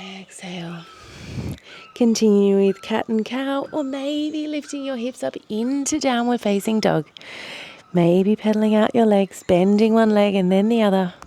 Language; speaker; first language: English; native; English